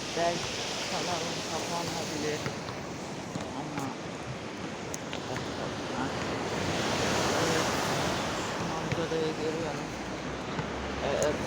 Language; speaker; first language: Turkish; non-native, fluent; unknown